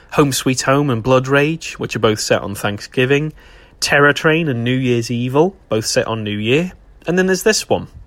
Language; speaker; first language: English; native; English